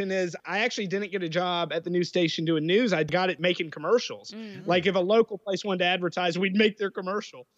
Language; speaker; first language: English; native; English